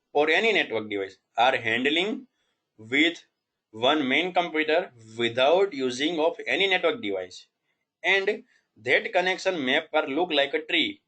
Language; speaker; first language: English; non-native, local second language; Gujarati